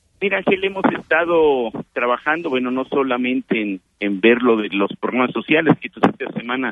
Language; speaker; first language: Spanish; native; Spanish